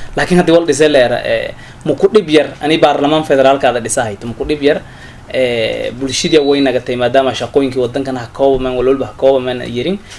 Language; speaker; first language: Somali; non-native, local second language; Maithili